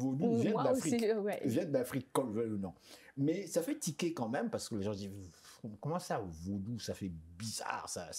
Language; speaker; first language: French; non-native, local second language; Lingala